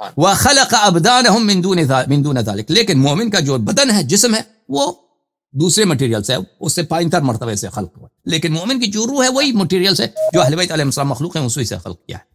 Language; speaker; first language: Urdu; non-native, fluent; Persian